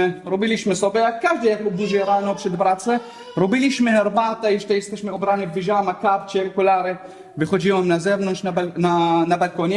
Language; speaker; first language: Polish; non-native, learner; Arabic